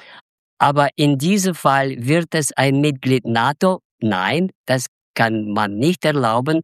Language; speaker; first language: German; non-native, fluent; Russian